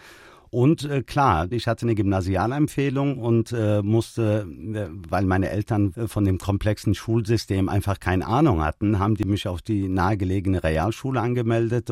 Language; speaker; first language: German; early bilingual, other home language; Turkish